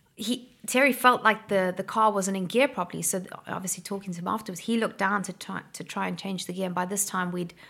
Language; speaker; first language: English; native; English